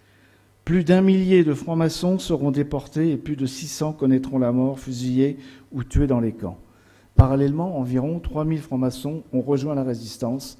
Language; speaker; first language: French; native; French